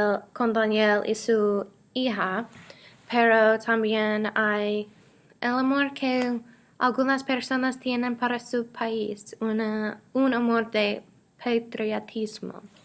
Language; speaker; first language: Spanish; non-native, learner; English